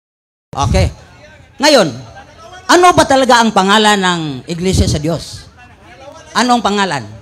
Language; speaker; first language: Filipino; non-native, local second language; Cebuano